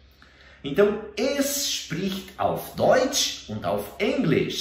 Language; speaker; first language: German; non-native, fluent; Portuguese